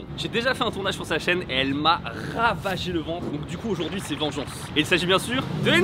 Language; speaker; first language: French; native; French